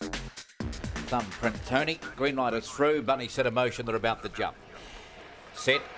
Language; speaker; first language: English; native; English